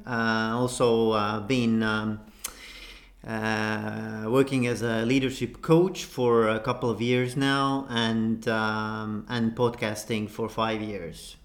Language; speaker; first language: English; non-native, fluent; Estonian